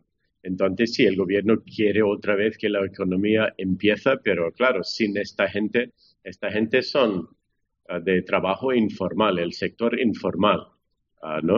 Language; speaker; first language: Spanish; non-native, fluent; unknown